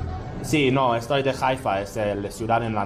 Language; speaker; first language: Spanish; non-native, learner; Hebrew